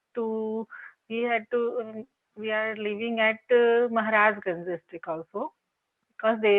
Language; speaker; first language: English; non-native, local second language; Hindi